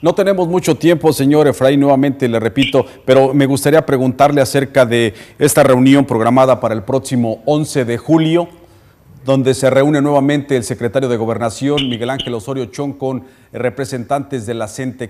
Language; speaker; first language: Spanish; native; Spanish